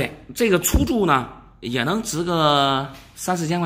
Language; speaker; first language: Chinese; native; Chinese